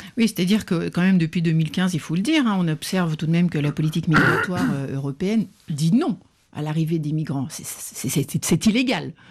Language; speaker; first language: French; native; French